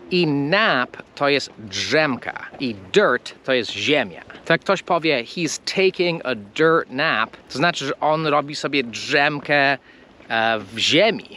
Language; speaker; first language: Polish; non-native, fluent; English